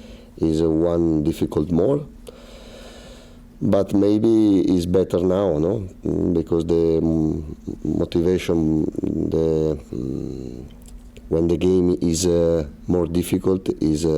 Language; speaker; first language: English; non-native, learner; Italian